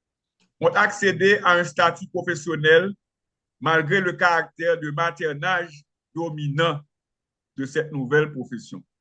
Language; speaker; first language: French; non-native, local second language; Haitian Creole